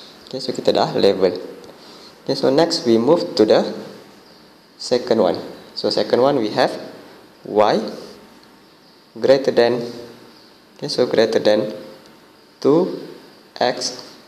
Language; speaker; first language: English; non-native, local second language; Malay